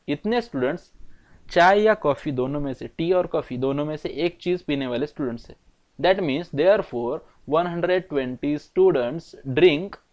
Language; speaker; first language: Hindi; non-native, local second language; Marathi